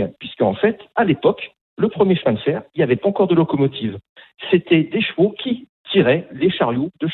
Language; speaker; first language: French; native; French